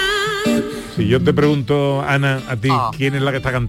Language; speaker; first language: Spanish; native; Spanish